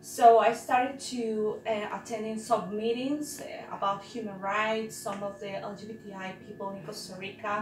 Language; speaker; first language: English; non-native, fluent; Spanish